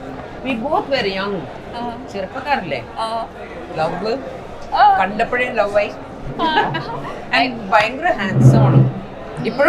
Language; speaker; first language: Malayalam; non-native, fluent; Tamil